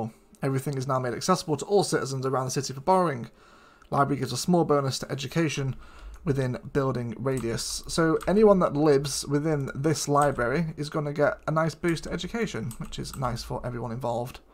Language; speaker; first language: English; native; English